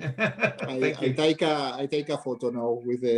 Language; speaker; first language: English; non-native, learner; Catalan